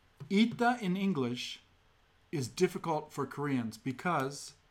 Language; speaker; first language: English; native; English